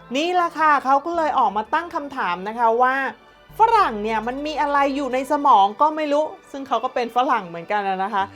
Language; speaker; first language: Thai; native; Thai